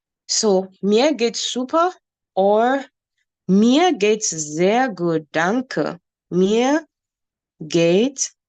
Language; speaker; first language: German; non-native, fluent; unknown